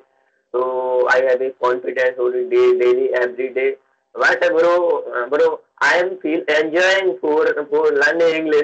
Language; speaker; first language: English; non-native, learner; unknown